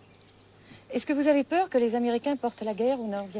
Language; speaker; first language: French; native; French